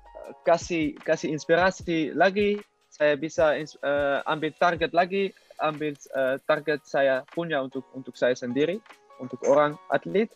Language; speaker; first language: Indonesian; non-native, learner; Dutch